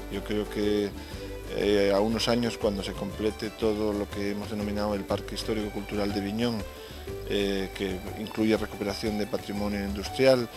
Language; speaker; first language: Spanish; native; Spanish